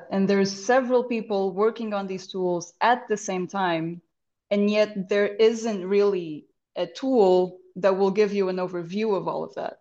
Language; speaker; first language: English; non-native, fluent; Portuguese